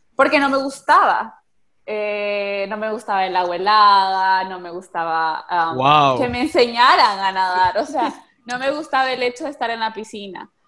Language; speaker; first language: Spanish; native; Spanish